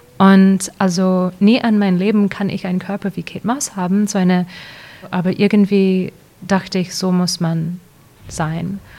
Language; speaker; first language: German; early bilingual, heritage; English